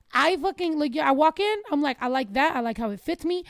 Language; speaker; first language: English; early bilingual, other home language; Spanish